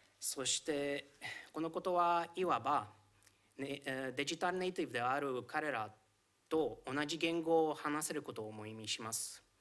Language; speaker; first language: Japanese; non-native, fluent; Romanian